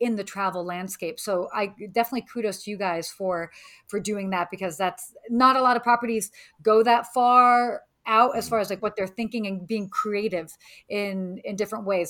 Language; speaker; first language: English; native; English